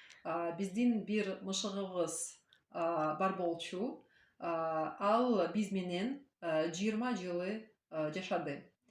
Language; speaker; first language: Kyrgyz; non-native, learner; Russian